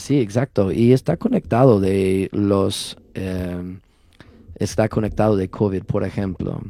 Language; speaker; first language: Spanish; non-native, learner; English